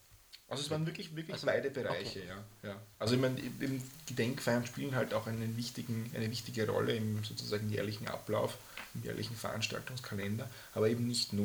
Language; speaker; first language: German; native; German